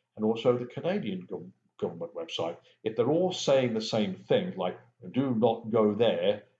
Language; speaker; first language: English; native; English